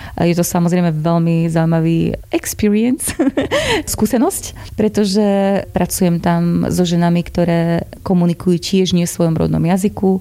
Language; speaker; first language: Slovak; native; Slovak